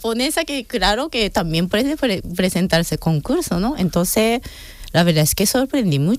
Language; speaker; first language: Spanish; non-native, fluent; Japanese